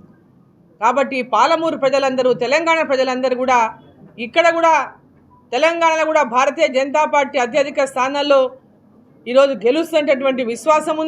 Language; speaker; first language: Telugu; native; Telugu